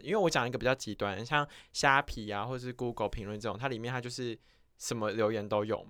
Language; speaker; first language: Chinese; native; Chinese